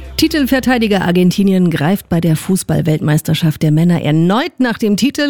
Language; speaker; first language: German; native; German